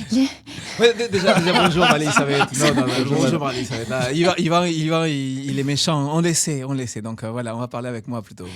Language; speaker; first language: French; non-native, fluent; Spanish